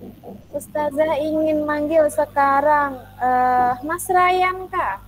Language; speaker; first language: Indonesian; native; Indonesian